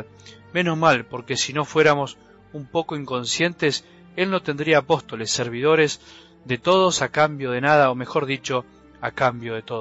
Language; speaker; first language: Spanish; native; Spanish